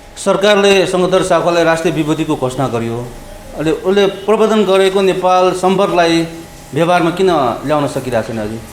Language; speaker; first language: Nepali; non-native, local second language; Newari